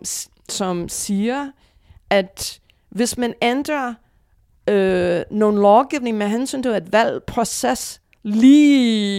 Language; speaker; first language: Danish; non-native, fluent; English